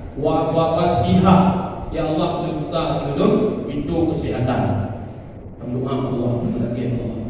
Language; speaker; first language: Malay; non-native, local second language; Achinese